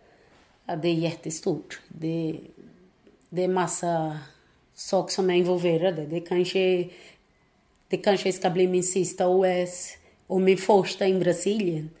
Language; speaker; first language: Swedish; non-native, fluent; Portuguese